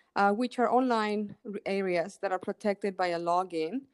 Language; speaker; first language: English; non-native, fluent; Spanish